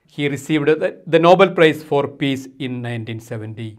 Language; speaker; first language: English; non-native, local second language; Malayalam